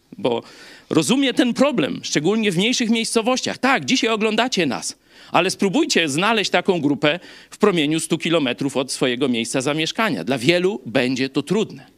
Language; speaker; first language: Polish; native; Polish